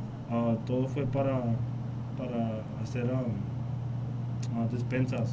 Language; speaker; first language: Spanish; early bilingual, heritage; Spanish